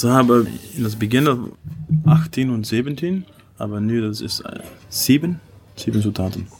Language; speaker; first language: German; non-native, learner; Dutch